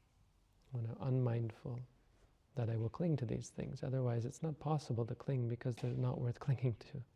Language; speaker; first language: English; native; English